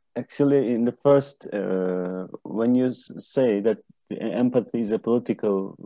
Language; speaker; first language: English; non-native, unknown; Turkish